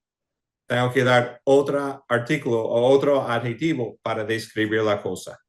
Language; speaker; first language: Spanish; non-native, fluent; English